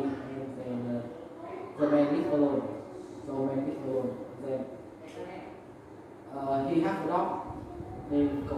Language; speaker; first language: English; non-native, learner; Vietnamese